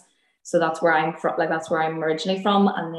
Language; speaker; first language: English; native; English